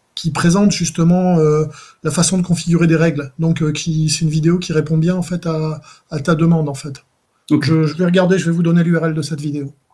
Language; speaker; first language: French; native; French